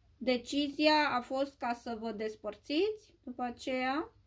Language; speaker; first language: Romanian; native; Romanian